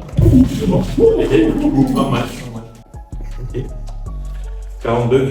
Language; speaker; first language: French; native; French